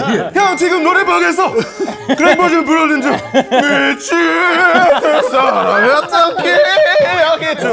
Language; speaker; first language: Korean; non-native, learner; English